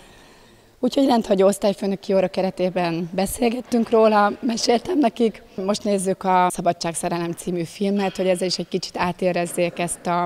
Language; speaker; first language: Hungarian; native; Hungarian